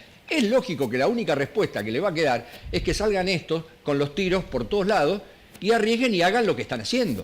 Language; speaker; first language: Spanish; native; Spanish